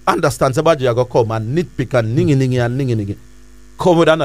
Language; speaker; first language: English; native; English